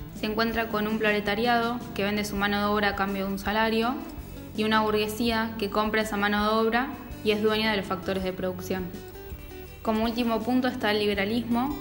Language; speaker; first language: Spanish; native; Spanish